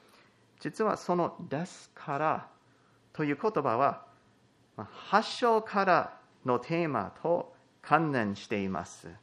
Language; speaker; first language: Japanese; non-native, fluent; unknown